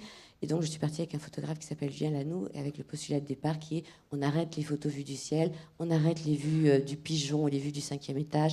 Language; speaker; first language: French; native; French